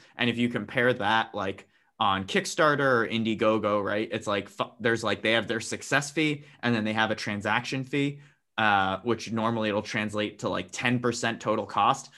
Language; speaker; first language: English; native; English